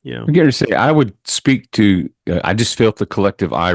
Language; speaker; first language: English; native; English